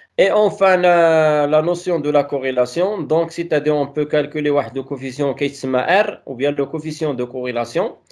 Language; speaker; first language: French; non-native, local second language; Arabic